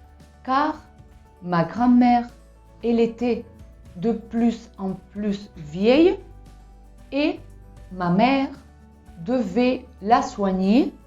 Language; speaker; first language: French; non-native, fluent; Spanish